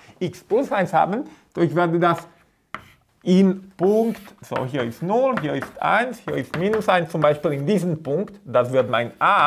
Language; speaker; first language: German; non-native, fluent; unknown